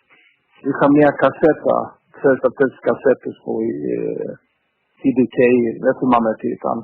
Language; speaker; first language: Greek; early bilingual, heritage; Greek